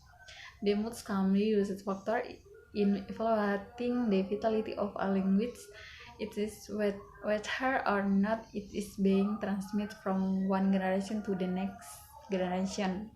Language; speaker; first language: English; non-native, learner; Indonesian